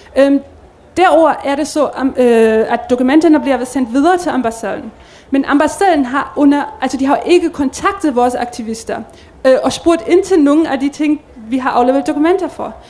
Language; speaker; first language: Danish; native; Danish